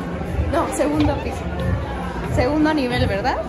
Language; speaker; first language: Spanish; native; Spanish